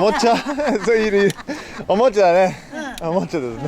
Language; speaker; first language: Japanese; non-native, learner; English